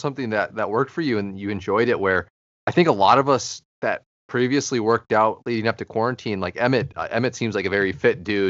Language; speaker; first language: English; native; English